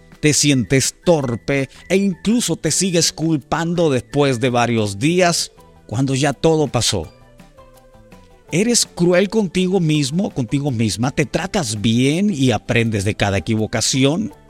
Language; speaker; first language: Spanish; native; Spanish